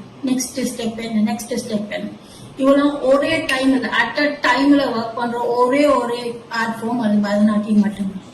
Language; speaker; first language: Tamil; native; Tamil